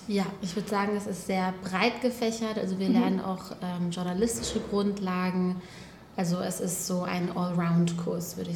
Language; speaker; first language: German; native; German